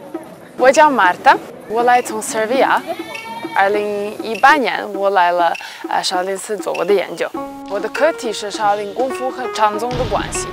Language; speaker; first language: Chinese; non-native, fluent; Serbian